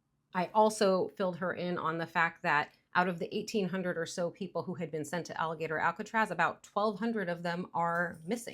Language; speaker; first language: English; native; English